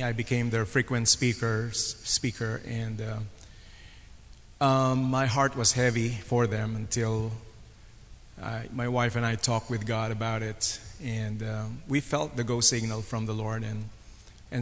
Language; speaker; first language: English; non-native, local second language; Filipino